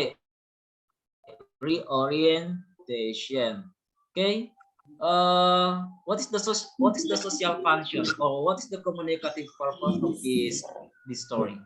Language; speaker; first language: English; non-native, learner; Indonesian